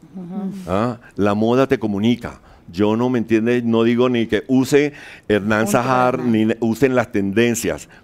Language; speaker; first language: Spanish; native; Spanish